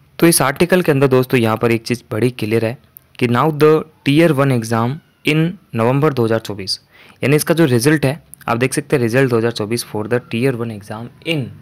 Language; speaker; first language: Hindi; native; Hindi